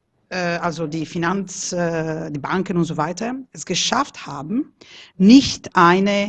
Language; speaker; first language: German; non-native, fluent; Italian